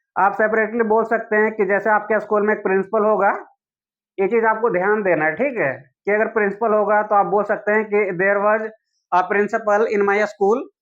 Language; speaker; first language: Hindi; native; Hindi